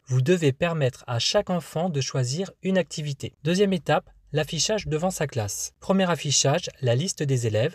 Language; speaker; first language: French; native; French